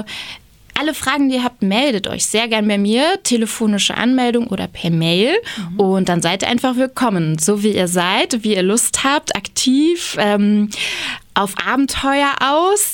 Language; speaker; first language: German; native; German